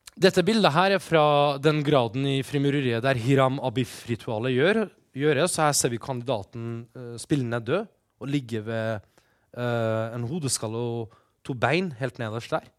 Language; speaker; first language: Norwegian; early bilingual, other home language; Persian